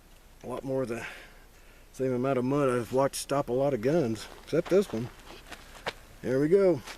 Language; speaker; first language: English; native; English